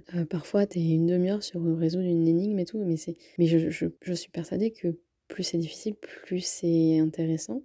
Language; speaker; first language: French; native; French